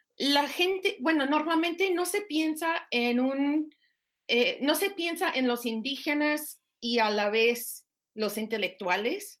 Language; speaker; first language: Spanish; non-native, fluent; English